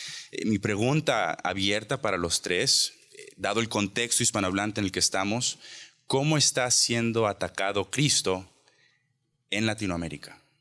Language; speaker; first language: Spanish; native; Spanish